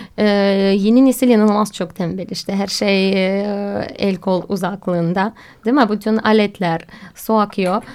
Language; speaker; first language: Turkish; non-native, fluent; Russian